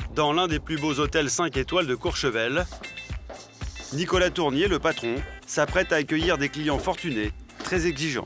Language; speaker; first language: French; native; French